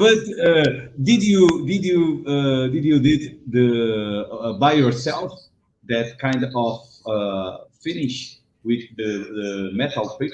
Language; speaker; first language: English; non-native, learner; Portuguese